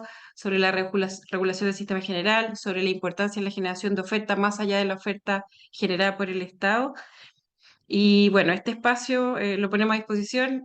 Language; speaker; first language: Spanish; native; Spanish